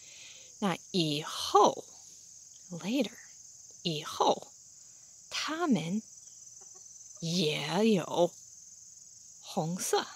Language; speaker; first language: Chinese; non-native, fluent; English